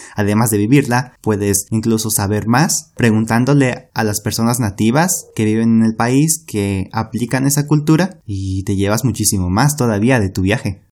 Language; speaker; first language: Spanish; native; Spanish